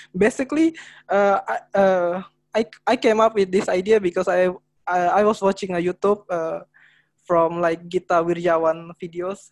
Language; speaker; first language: English; non-native, learner; Indonesian